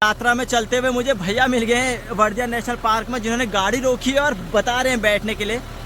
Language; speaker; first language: Hindi; native; Hindi